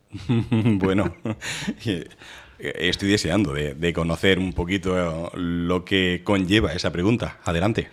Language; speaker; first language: Spanish; native; Spanish